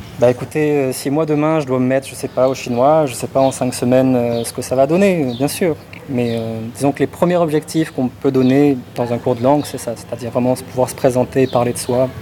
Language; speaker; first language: French; native; French